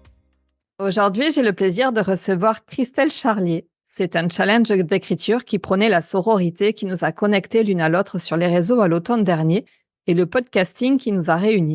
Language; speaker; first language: French; native; French